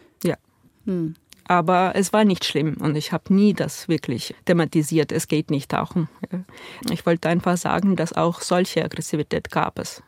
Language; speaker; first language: German; non-native, fluent; Ukrainian